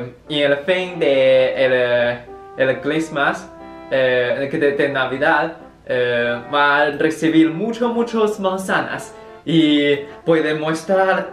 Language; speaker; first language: Spanish; non-native, learner; Chinese